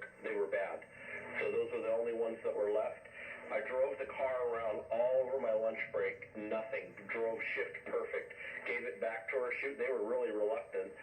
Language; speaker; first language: English; native; English